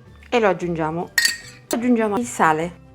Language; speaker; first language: Italian; native; Italian